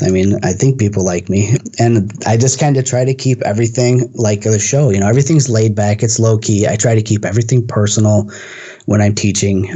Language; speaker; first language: English; native; English